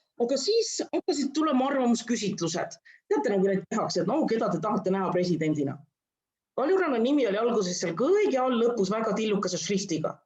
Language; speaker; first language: Estonian; non-native, local second language; Russian